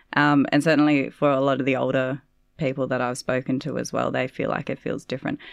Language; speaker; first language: English; native; English